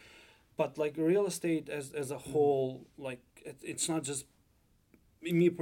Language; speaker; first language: English; non-native, fluent; Albanian